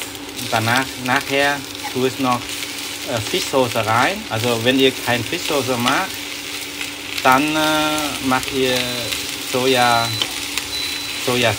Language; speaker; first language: German; non-native, learner; Vietnamese